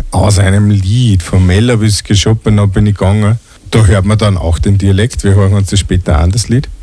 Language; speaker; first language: German; native; German